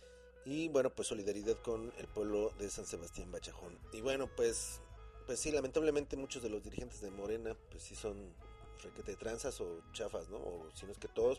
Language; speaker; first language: Spanish; native; Spanish